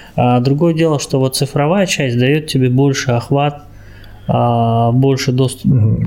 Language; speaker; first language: Russian; native; Russian